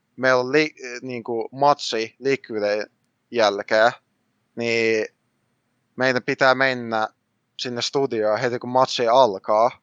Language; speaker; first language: Finnish; early bilingual, other home language; Russian